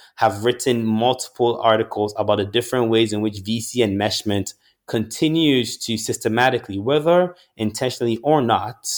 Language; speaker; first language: English; non-native, local second language; Akan